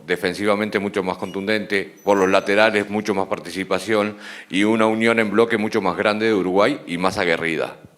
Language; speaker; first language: Spanish; native; Spanish